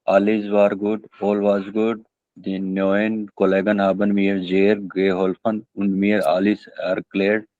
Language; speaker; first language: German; non-native, learner; Hindi